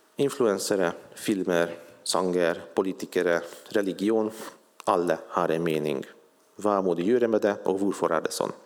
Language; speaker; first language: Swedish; non-native, fluent; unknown